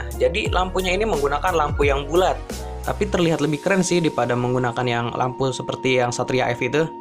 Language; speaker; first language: Indonesian; native; Indonesian